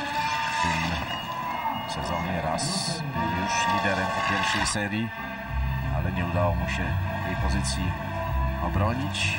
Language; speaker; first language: Polish; native; Polish